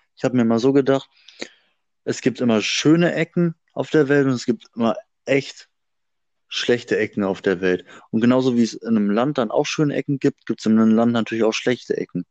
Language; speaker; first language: German; native; German